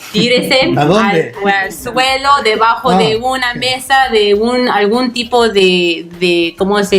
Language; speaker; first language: Spanish; native; Spanish